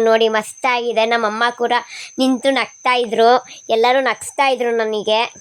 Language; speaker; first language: Kannada; non-native, local second language; Kodava